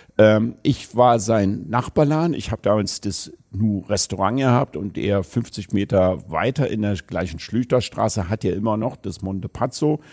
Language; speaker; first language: German; native; German